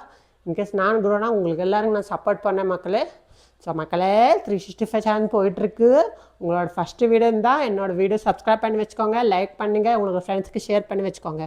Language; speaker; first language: Tamil; non-native, local second language; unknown